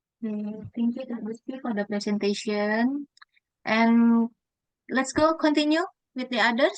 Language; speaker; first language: English; non-native, fluent; Indonesian